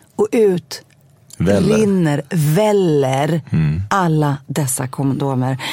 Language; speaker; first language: Swedish; early bilingual, other home language; Greek